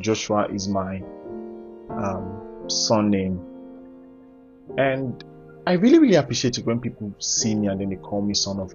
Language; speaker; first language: English; non-native, local second language; Igbo